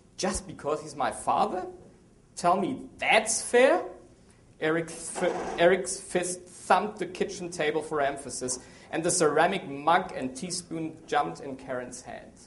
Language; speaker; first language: English; non-native, fluent; German